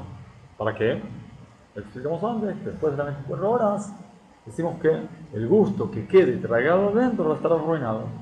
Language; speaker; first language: Spanish; native; Spanish